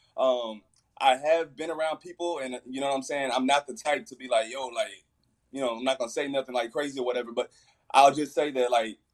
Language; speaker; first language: English; native; English